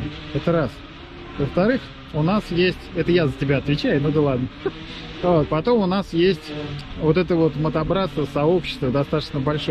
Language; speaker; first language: Russian; native; Russian